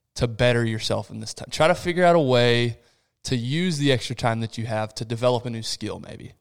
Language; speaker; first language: English; early bilingual, other home language; Portuguese